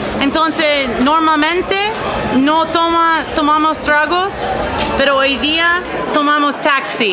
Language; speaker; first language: Spanish; non-native, fluent; English